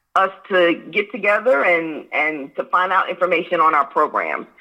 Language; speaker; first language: English; native; English